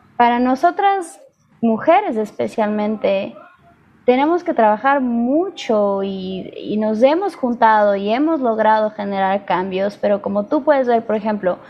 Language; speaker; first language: Spanish; native; Spanish